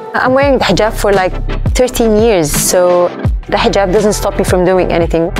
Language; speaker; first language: English; non-native, fluent; Arabic